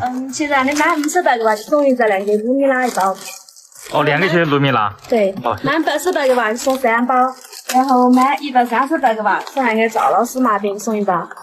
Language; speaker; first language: Chinese; non-native, local second language; Hakka Chinese